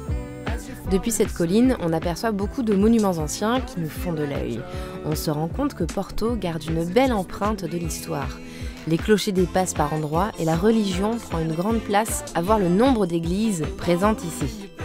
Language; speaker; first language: French; native; French